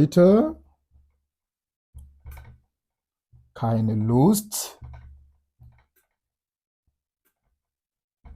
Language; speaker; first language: German; non-native, fluent; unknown